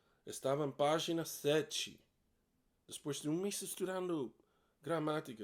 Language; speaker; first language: Portuguese; non-native, learner; English